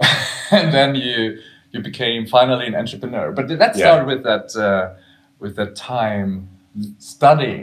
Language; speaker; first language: English; non-native, fluent; German